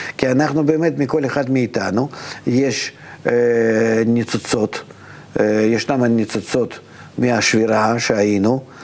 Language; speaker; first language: Hebrew; non-native, fluent; Russian